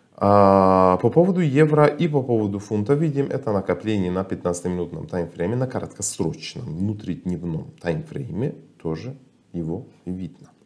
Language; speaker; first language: Russian; non-native, fluent; Persian